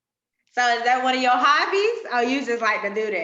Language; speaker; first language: English; native; English